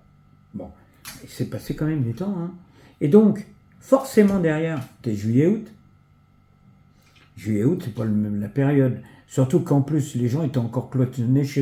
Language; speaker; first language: French; native; French